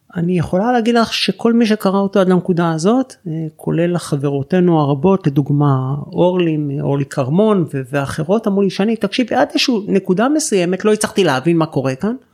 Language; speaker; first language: Hebrew; native; Hebrew